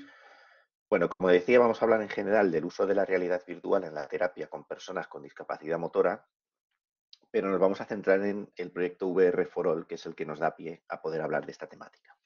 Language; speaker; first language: Spanish; native; Spanish